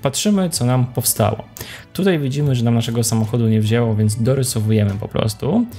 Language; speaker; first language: Polish; native; Polish